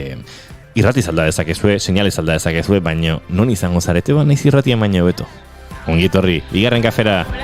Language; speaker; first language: Basque; native; Basque